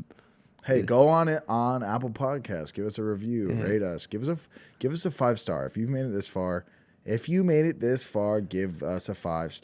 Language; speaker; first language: English; native; English